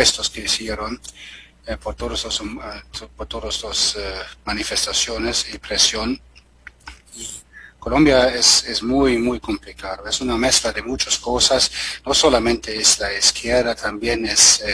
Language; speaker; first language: Spanish; non-native, fluent; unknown